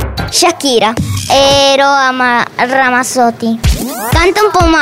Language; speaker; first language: Italian; early bilingual, other home language; Spanish